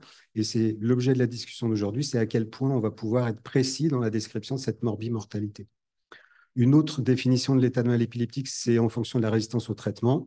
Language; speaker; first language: French; native; French